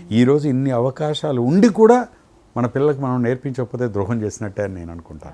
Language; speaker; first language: Telugu; native; Telugu